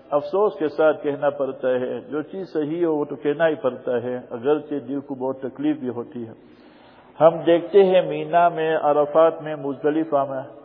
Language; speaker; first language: Urdu; native; Urdu